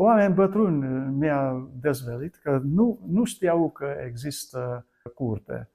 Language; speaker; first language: Romanian; non-native, local second language; Hungarian